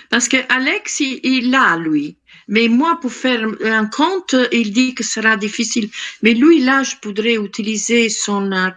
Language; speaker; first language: French; non-native, fluent; Italian